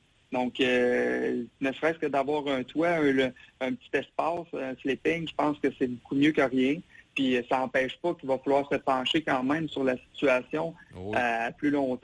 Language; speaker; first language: French; native; French